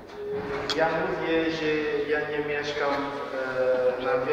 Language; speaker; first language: Polish; non-native, learner; Portuguese